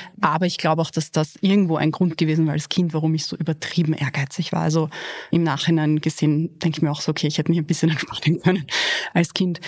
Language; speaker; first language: German; early bilingual, other home language; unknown